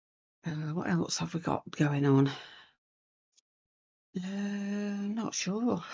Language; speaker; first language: English; native; English